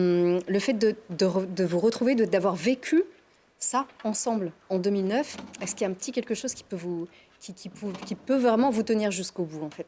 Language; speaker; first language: French; native; French